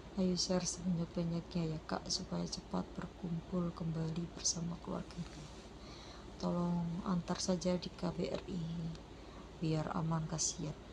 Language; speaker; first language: Indonesian; non-native, local second language; Javanese